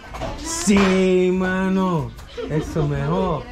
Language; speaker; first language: Spanish; non-native, learner; English